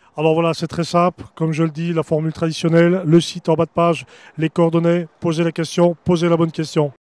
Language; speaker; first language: French; native; French